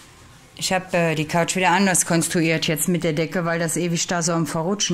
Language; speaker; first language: German; native; German